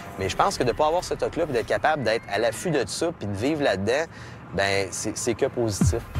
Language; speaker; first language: French; native; French